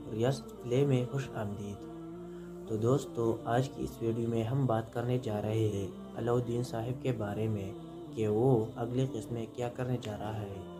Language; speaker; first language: Urdu; non-native, local second language; Pashto